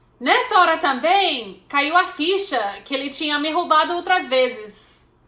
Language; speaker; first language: Portuguese; non-native, fluent; English